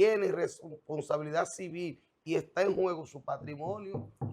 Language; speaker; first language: Spanish; native; Spanish